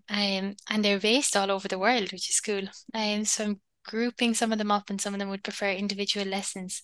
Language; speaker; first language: English; non-native, local second language; Irish